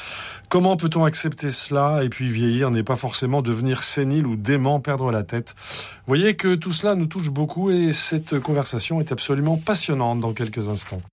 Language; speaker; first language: French; native; French